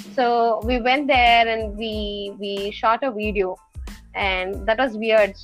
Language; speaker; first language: English; non-native, local second language; Telugu